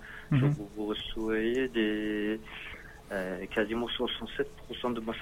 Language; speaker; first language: French; non-native, learner; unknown